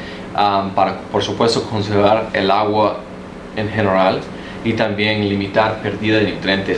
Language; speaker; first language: Spanish; early bilingual, heritage; Spanish